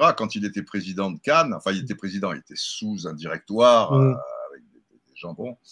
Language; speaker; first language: French; native; French